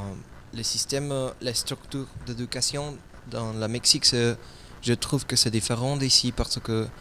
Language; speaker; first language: French; non-native, learner; Spanish